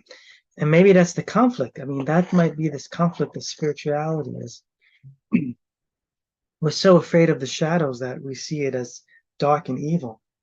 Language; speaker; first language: English; native; English